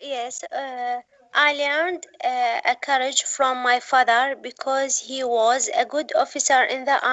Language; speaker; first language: English; non-native, learner; Arabic